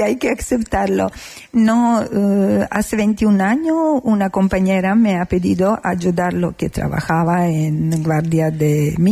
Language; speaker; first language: Spanish; non-native, learner; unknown